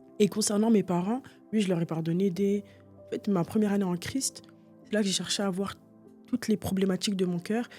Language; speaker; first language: French; early bilingual, other home language; Portuguese